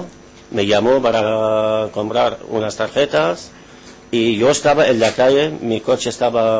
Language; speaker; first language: Spanish; non-native, learner; Arabic